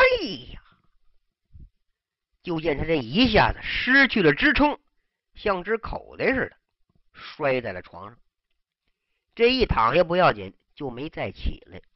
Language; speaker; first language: Chinese; native; Chinese